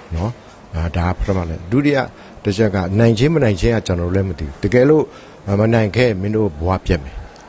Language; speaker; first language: Burmese; non-native, local second language; Pa'o Karen